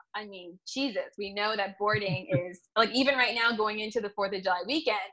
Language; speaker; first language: English; native; English